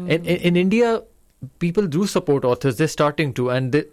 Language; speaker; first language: English; non-native, local second language; Urdu